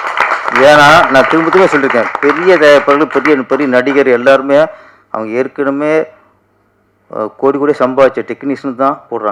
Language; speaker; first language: Tamil; native; Tamil